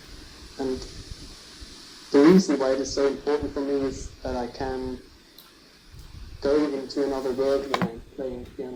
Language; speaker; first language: English; non-native, fluent; Swiss German